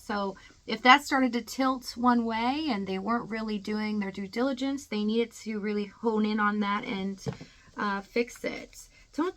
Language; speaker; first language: English; native; English